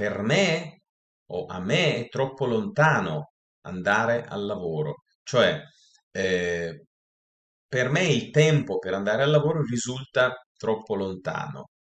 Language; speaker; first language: Italian; non-native, fluent; Russian